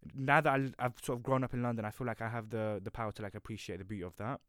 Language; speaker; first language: English; native; English